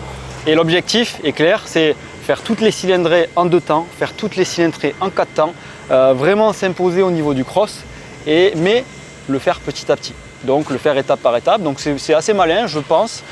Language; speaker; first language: French; native; French